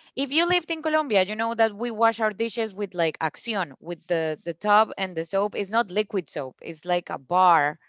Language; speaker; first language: English; non-native, fluent; Spanish